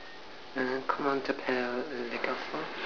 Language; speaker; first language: French; non-native, learner; English